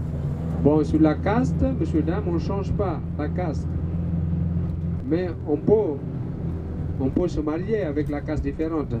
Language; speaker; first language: French; non-native, learner; Balinese